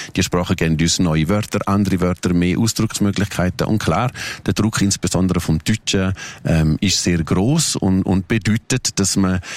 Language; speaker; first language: German; non-native, local second language; Romansh